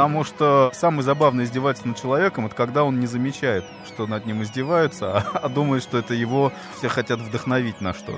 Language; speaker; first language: Russian; native; Russian